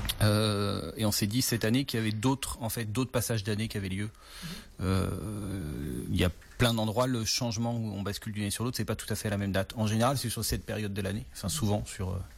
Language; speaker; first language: French; native; French